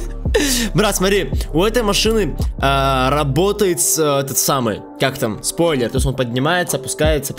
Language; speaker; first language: Russian; native; Russian